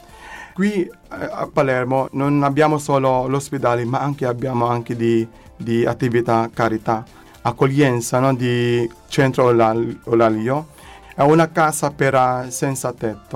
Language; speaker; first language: Italian; non-native, learner; Filipino